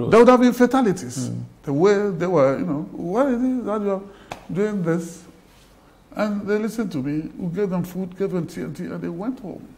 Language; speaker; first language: English; non-native, local second language; Ga